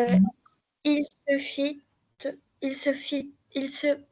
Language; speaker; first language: French; non-native, learner; Arabic